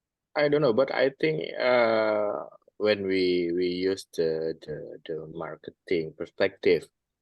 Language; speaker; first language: English; non-native, fluent; Indonesian